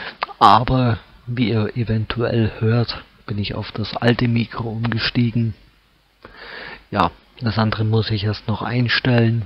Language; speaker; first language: German; native; German